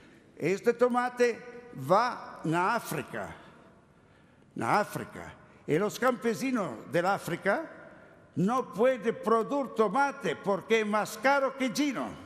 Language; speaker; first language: Spanish; non-native, learner; Italian